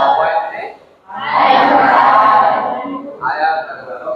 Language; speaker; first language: English; non-native, fluent; Indonesian